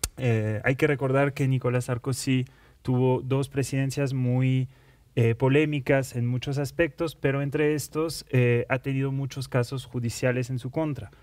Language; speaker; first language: Spanish; non-native, fluent; French